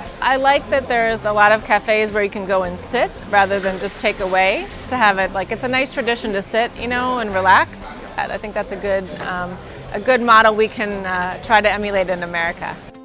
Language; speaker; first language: English; native; English